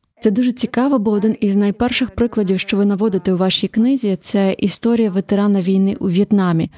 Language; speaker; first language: Ukrainian; native; Ukrainian